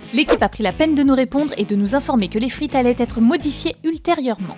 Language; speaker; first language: French; native; French